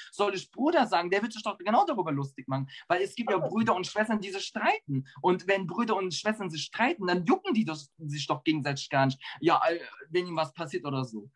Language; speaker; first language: German; early bilingual, other home language; Turkish